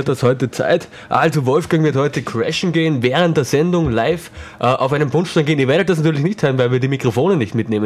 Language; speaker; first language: German; native; German